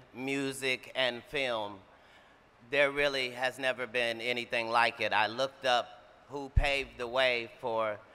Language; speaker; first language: English; native; English